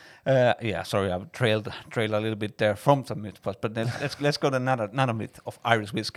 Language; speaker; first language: English; non-native, fluent; Finnish